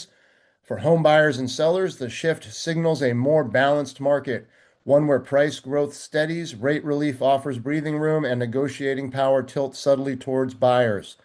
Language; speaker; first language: English; native; English